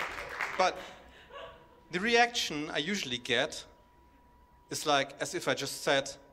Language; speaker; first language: English; non-native, fluent; German